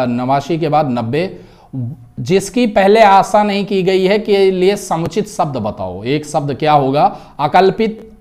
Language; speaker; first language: Hindi; native; Hindi